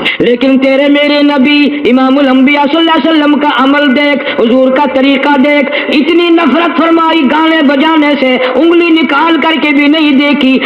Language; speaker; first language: Urdu; non-native, local second language; Saraiki